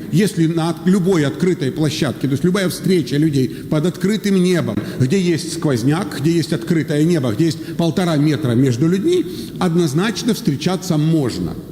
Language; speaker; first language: Russian; native; Russian